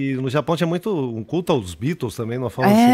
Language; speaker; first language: Portuguese; native; Portuguese